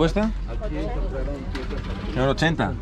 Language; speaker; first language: Spanish; non-native, learner; Greek